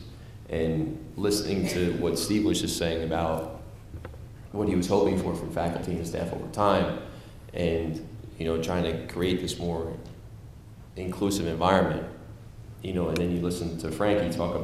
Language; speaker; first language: English; native; English